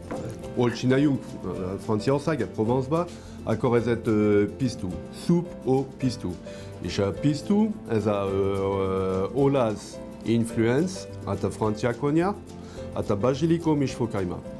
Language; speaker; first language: Hungarian; non-native, learner; French